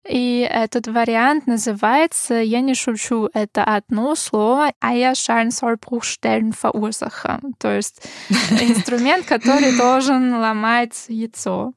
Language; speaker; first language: Russian; non-native, fluent; German